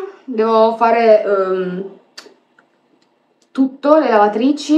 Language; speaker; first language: Italian; early bilingual, other home language; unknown